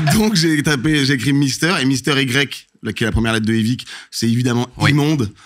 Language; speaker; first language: French; native; French